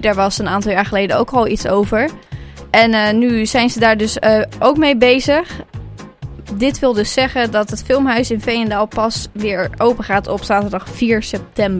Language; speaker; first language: Dutch; native; Dutch